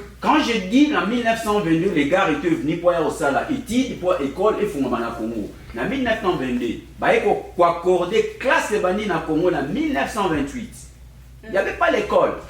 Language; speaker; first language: French; non-native, local second language; Lingala